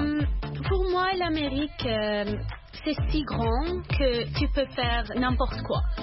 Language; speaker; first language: French; non-native, learner; Arabic